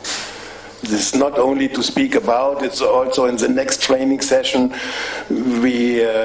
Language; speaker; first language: English; non-native, fluent; German